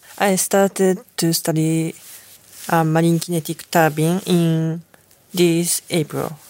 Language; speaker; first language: English; non-native, learner; Japanese